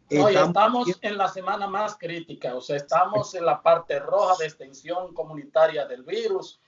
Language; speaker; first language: Spanish; native; Spanish